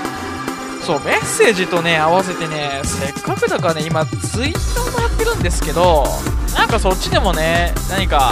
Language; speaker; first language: Japanese; native; Japanese